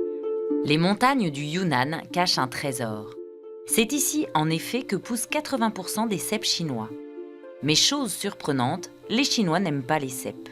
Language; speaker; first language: French; native; French